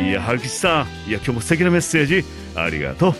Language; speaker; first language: Japanese; native; Japanese